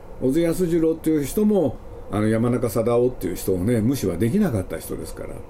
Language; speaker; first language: Japanese; native; Japanese